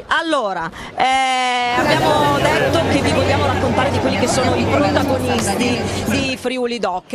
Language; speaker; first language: Italian; native; Italian